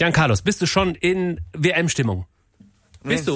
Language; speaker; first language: German; native; German